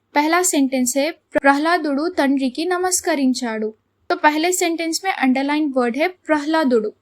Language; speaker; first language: Hindi; non-native, local second language; Telugu